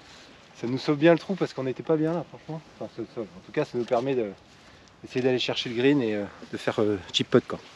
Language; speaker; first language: French; native; French